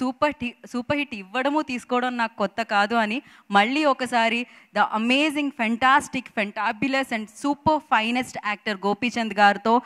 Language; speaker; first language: Telugu; native; Telugu